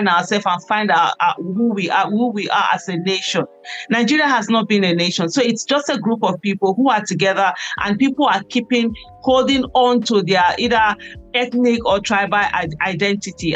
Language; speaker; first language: English; non-native, local second language; Hausa